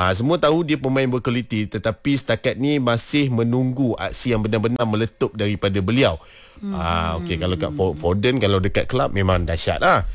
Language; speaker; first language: Malay; native; Malay